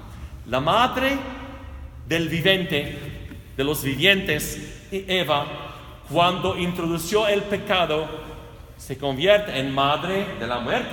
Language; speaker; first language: Spanish; non-native, fluent; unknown